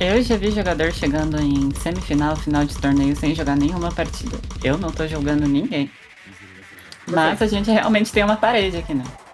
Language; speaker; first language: Portuguese; native; Portuguese